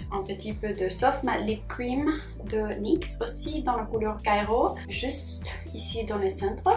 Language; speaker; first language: French; non-native, fluent; Spanish